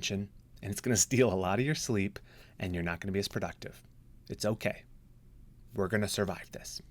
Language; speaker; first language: English; native; English